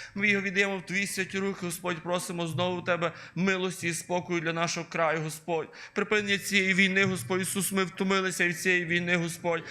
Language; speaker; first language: Ukrainian; native; Ukrainian